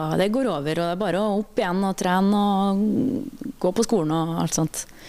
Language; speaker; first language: Norwegian; native; Norwegian